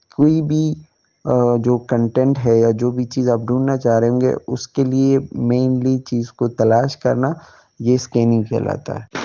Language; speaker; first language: Urdu; native; Urdu